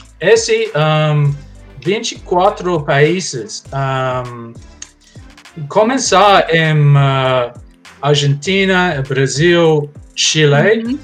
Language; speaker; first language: Portuguese; non-native, learner; English